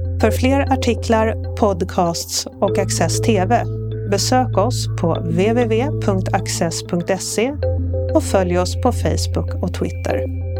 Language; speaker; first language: Swedish; native; Swedish